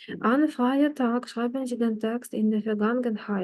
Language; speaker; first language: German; non-native, fluent; Ukrainian